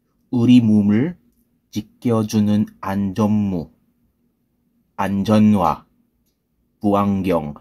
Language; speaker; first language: Korean; non-native, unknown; Filipino